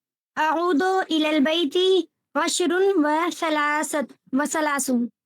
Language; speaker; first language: Arabic; non-native, learner; Urdu